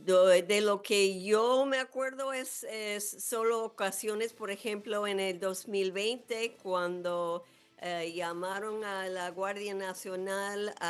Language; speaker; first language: Spanish; non-native, fluent; English